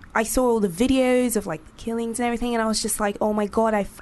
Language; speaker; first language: English; non-native, local second language; Yoruba